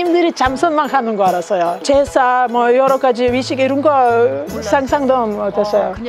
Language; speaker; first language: Korean; non-native, learner; Lithuanian